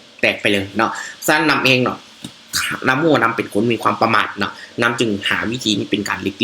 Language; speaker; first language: Thai; non-native, local second language; Northeastern Thai